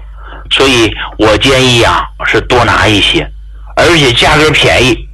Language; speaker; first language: Chinese; native; Chinese